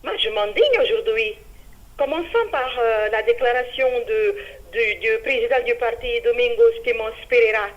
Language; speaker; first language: French; non-native, fluent; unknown